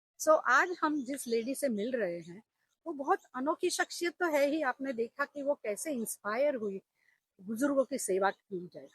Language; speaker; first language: Hindi; non-native, local second language; Gujarati